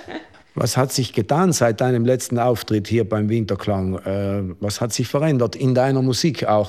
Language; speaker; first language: German; native; German